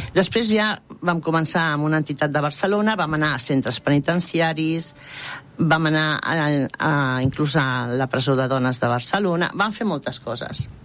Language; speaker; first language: Catalan; non-native, local second language; Spanish